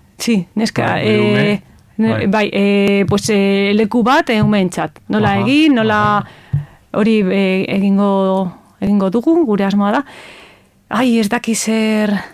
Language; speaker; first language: Basque; non-native, local second language; Spanish